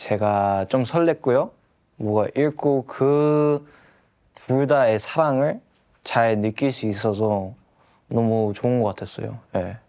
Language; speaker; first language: Korean; early bilingual, heritage; English